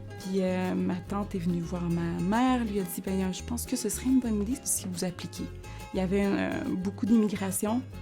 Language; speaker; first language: French; non-native, fluent; Spanish